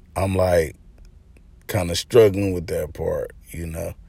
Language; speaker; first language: English; native; English